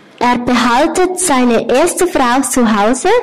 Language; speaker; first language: German; non-native, learner; Thai